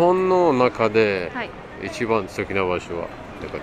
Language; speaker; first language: Japanese; non-native, learner; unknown